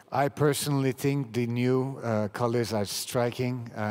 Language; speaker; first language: English; non-native, fluent; Turkish